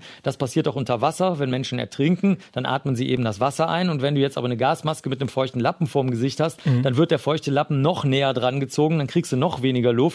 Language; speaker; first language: German; native; German